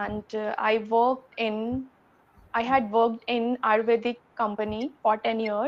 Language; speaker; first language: English; non-native, learner; Hindi